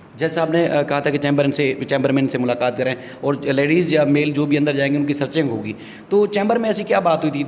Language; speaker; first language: Urdu; native; Urdu